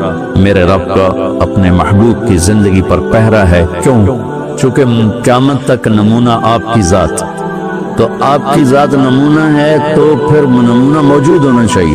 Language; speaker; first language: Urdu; non-native, local second language; Saraiki